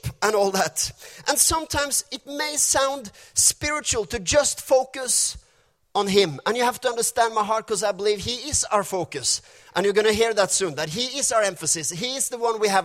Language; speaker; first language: English; non-native, fluent; Norwegian